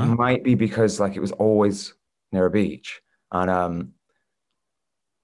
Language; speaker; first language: English; native; English